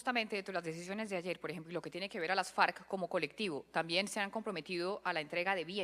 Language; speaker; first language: Spanish; native; Spanish